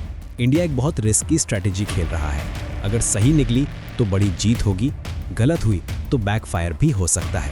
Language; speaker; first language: Hindi; native; Hindi